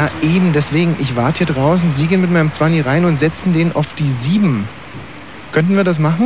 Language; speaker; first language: German; native; German